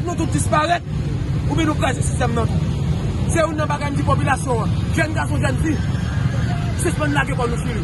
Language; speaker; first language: Haitian Creole; native; Haitian Creole